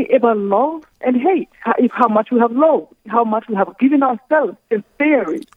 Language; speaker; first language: English; non-native, local second language; Kinyarwanda